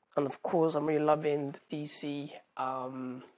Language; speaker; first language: English; native; English